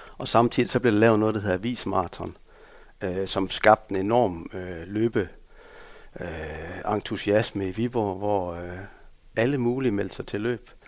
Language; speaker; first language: Danish; native; Danish